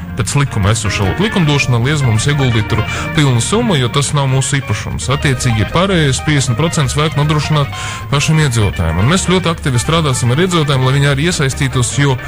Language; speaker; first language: Latvian; non-native, local second language; Russian